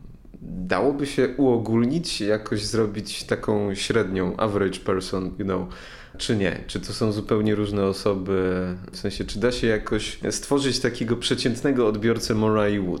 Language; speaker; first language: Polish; native; Polish